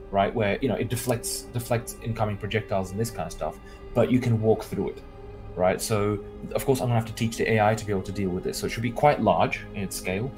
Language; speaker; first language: English; native; English